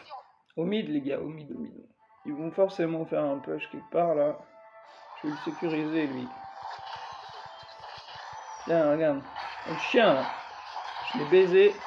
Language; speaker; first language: French; native; French